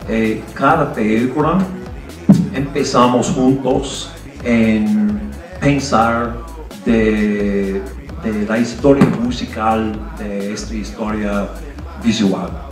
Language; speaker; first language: Spanish; non-native, fluent; English